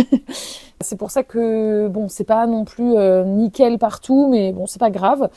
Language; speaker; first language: French; native; French